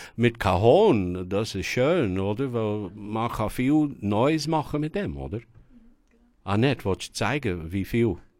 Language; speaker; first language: German; non-native, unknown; English